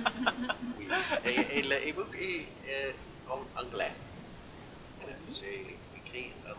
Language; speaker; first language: French; non-native, learner; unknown